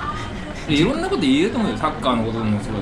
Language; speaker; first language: Japanese; native; Japanese